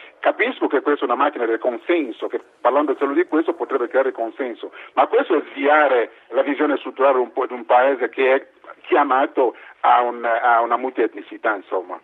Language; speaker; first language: Italian; non-native, fluent; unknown